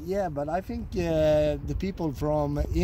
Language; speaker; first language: English; non-native, fluent; Swedish